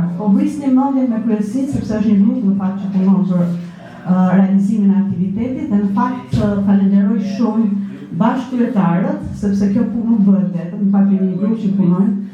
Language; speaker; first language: Albanian; native; Albanian